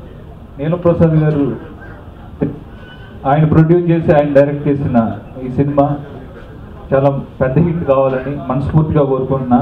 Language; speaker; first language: Telugu; native; Telugu